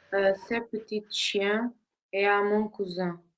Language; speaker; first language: French; non-native, learner; Portuguese